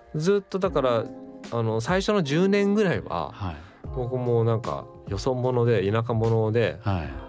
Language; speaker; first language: Japanese; native; Japanese